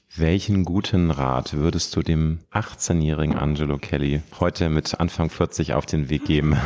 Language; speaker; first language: German; native; German